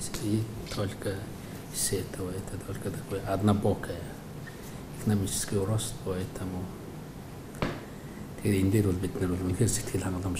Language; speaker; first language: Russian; non-native, fluent; Mongolian